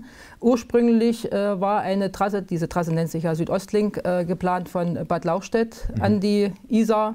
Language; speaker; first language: German; native; German